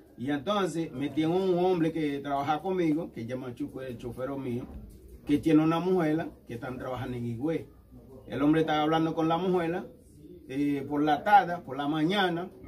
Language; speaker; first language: Spanish; non-native, learner; Haitian Creole